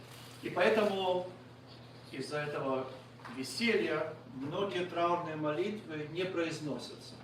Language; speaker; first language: Russian; native; Russian